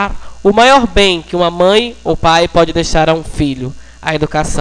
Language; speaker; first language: Portuguese; native; Portuguese